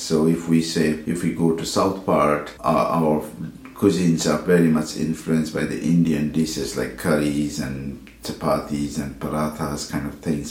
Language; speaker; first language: English; non-native, fluent; Nepali